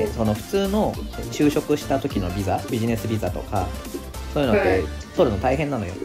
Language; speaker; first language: Japanese; native; Japanese